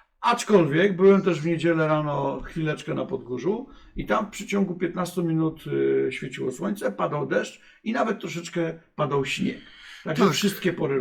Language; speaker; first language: Polish; native; Polish